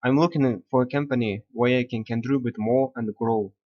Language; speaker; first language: English; non-native, learner; Kazakh